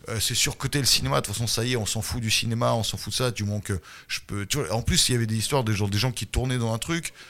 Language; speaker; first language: French; early bilingual, other home language; Russian